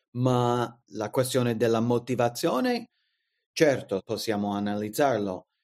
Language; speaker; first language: Italian; non-native, fluent; English